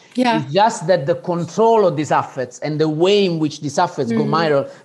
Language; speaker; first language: English; non-native, fluent; Italian